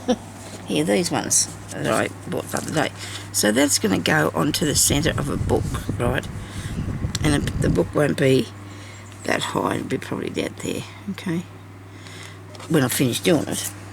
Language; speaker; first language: English; native; English